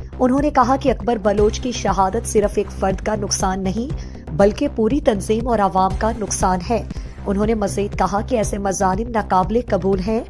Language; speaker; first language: Urdu; non-native, local second language; Baluchi